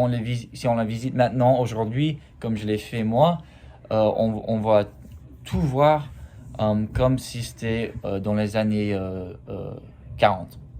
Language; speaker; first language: French; non-native, fluent; English